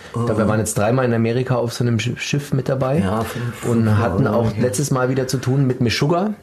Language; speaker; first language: German; native; German